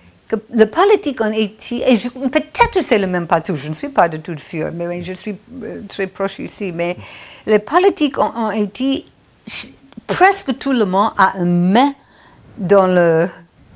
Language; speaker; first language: French; non-native, fluent; English